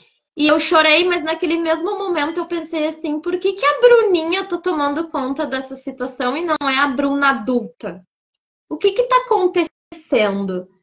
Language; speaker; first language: Portuguese; native; Portuguese